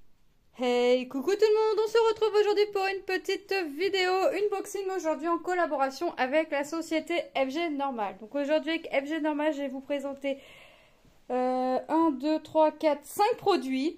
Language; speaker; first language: French; native; French